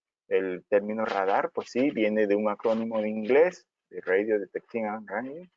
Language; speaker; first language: Spanish; native; Spanish